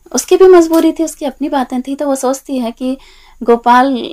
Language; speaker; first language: Hindi; native; Hindi